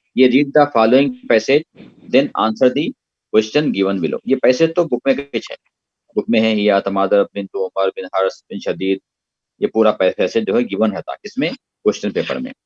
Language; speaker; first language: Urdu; native; Urdu